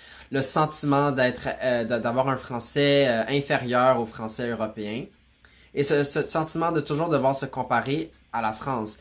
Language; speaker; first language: French; native; French